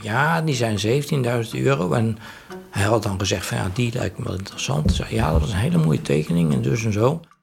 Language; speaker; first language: Dutch; native; Dutch